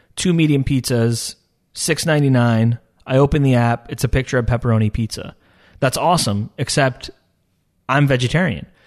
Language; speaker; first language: English; early bilingual, other home language; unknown